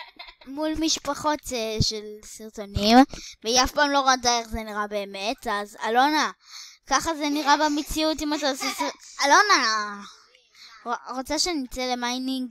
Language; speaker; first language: Hebrew; native; Hebrew